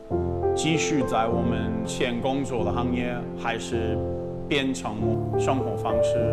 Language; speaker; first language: Chinese; non-native, fluent; English